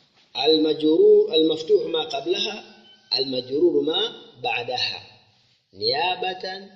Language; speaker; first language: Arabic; non-native, fluent; Swahili